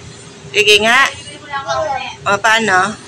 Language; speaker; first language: Filipino; native; Filipino